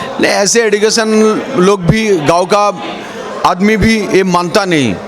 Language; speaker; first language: Hindi; non-native, local second language; Bangla